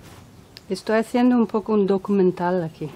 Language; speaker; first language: Spanish; non-native, fluent; Swedish